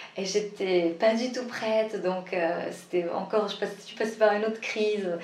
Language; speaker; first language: French; non-native, local second language; Arabic